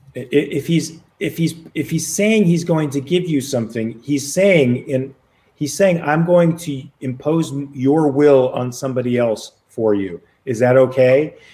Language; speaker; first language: English; native; English